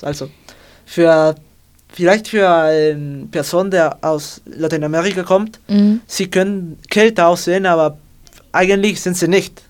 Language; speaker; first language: German; non-native, learner; Spanish